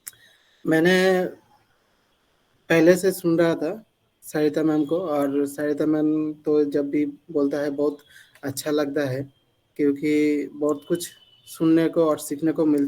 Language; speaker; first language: Hindi; non-native, local second language; Bangla